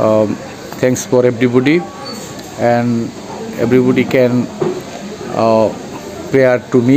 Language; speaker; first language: English; non-native, learner; Bangla